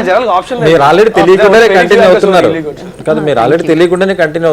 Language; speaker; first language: Telugu; native; Telugu